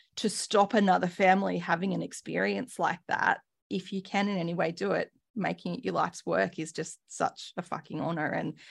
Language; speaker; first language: English; native; English